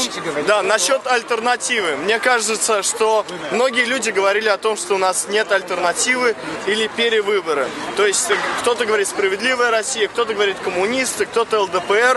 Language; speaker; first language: Russian; native; Russian